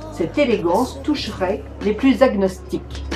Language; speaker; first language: French; native; French